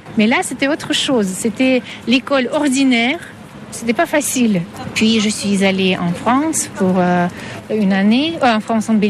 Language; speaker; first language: French; non-native, fluent; Russian